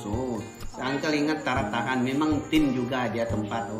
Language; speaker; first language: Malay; non-native, local second language; Tamil